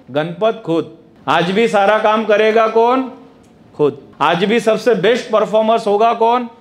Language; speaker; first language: Hindi; non-native, local second language; Gujarati